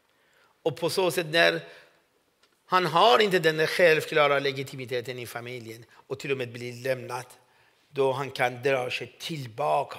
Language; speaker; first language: Swedish; non-native, fluent; Persian